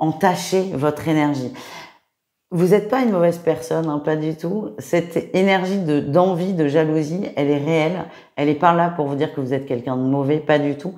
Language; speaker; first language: French; native; French